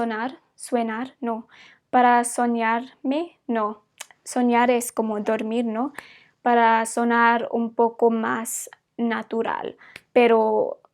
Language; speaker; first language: Spanish; non-native, fluent; English